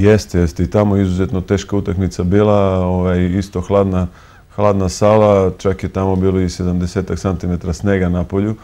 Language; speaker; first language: Serbian; native; Serbian